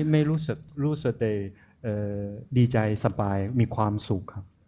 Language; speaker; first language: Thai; non-native, fluent; Chinese